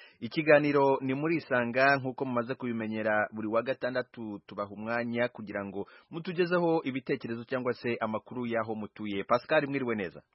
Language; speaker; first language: Kinyarwanda; native; Kinyarwanda